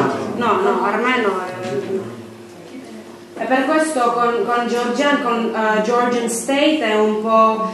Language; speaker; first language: Italian; non-native, learner; Armenian